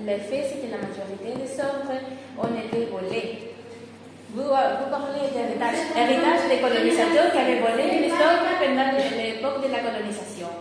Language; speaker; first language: French; non-native, fluent; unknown